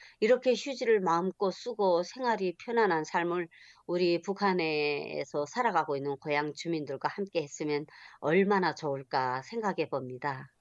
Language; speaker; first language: Korean; native; Korean